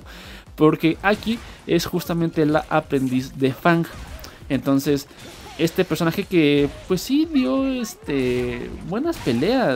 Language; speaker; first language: Spanish; native; Spanish